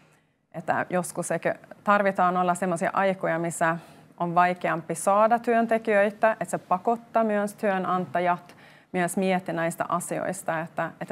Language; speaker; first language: Finnish; non-native, local second language; Swedish